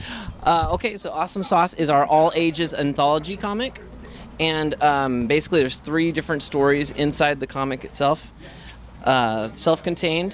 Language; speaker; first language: English; native; English